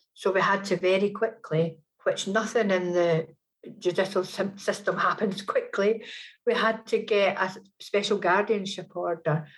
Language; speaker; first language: English; native; English